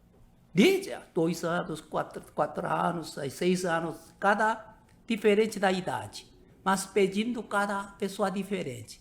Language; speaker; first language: Portuguese; non-native, learner; Korean